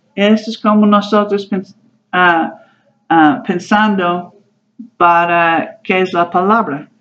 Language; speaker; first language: Spanish; non-native, learner; English